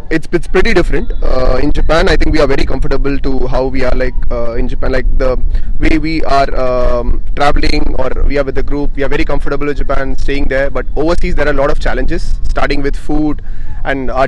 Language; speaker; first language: English; non-native, local second language; Tamil